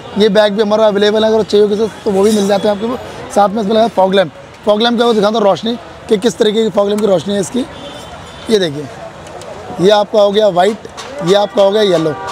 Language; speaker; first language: Hindi; native; Hindi